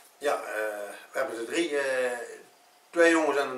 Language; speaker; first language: Dutch; native; Dutch